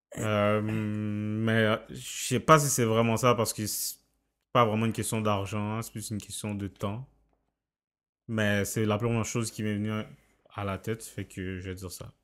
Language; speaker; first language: French; native; French